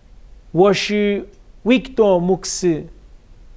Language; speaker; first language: Chinese; non-native, fluent; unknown